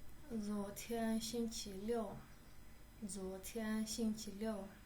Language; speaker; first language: Chinese; non-native, fluent; Kyrgyz